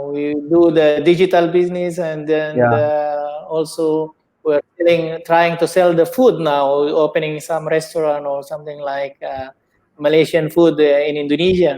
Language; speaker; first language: English; non-native, learner; Indonesian